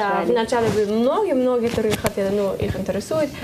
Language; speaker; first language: Russian; non-native, learner; German